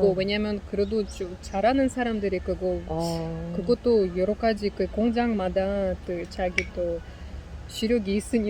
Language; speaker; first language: Korean; non-native, learner; Russian